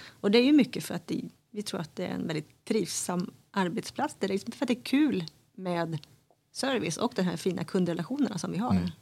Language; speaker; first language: Swedish; native; Swedish